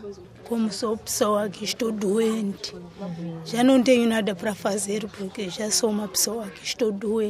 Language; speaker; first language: Portuguese; non-native, local second language; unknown